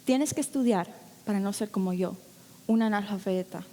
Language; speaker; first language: Spanish; early bilingual, heritage; Spanish